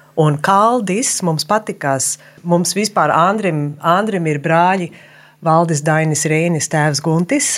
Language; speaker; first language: Latvian; early bilingual, heritage; Latvian